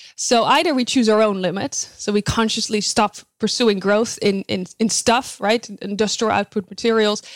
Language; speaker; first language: English; non-native, fluent; Dutch